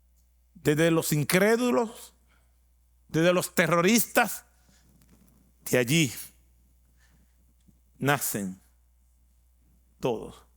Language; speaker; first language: Spanish; native; Spanish